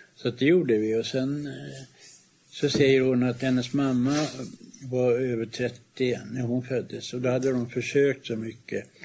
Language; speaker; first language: Swedish; native; Swedish